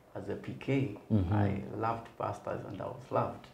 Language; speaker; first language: English; non-native, local second language; Nyanja